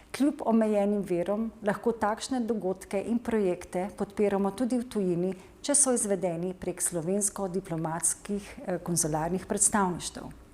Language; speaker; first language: Slovenian; native; Slovenian